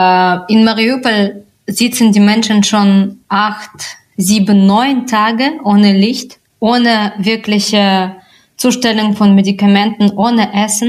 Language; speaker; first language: German; non-native, fluent; Russian